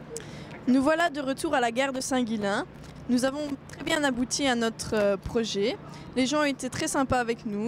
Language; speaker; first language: French; native; French